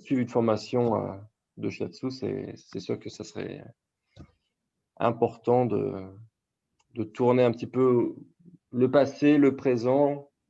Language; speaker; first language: French; native; French